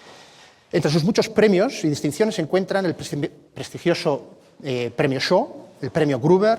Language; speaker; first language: Spanish; native; Spanish